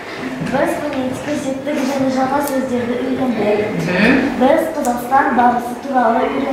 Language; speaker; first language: Kazakh; non-native, local second language; Uzbek